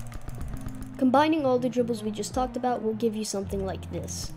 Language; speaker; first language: English; native; English